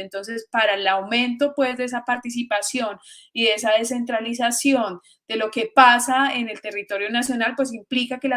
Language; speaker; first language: Spanish; native; Spanish